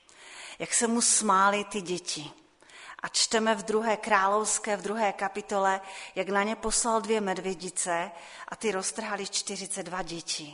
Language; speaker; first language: Czech; non-native, local second language; Polish